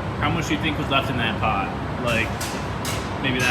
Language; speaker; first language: English; native; English